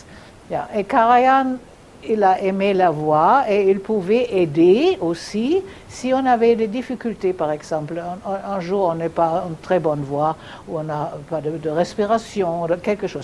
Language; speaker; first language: French; non-native, fluent; German